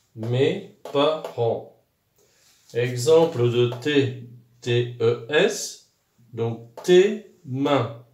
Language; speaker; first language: French; non-native, local second language; Arabic